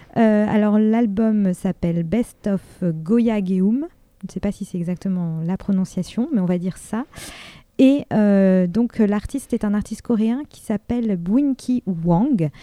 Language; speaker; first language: French; native; French